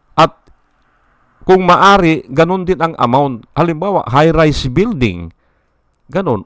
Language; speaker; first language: Filipino; native; Filipino